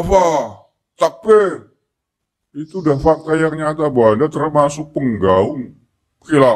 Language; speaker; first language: Indonesian; native; Indonesian